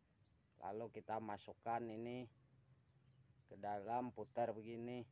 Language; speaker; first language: Indonesian; native; Indonesian